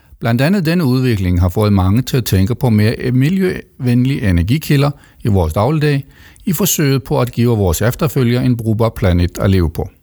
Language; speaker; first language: Danish; non-native, local second language; Faroese